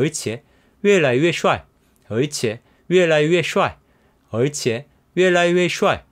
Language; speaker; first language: Chinese; non-native, fluent; Korean